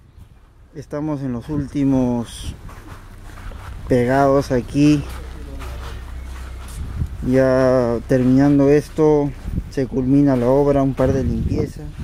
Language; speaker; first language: Spanish; native; Spanish